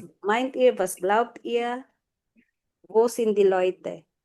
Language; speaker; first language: German; non-native, fluent; Filipino